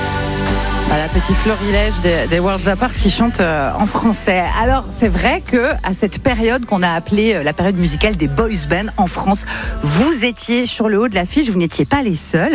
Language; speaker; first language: French; native; French